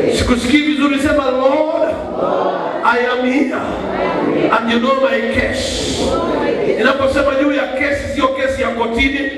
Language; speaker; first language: Swahili; non-native, local second language; Kamba